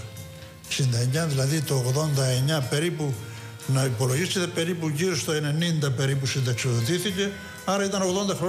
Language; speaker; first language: Greek; native; Greek